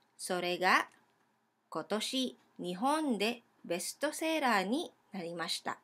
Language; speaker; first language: Japanese; non-native, fluent; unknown